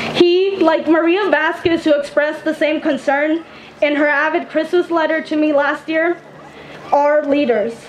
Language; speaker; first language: English; early bilingual, other home language; Spanish